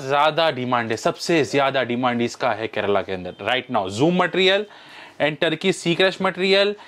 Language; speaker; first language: Hindi; non-native, local second language; Marwari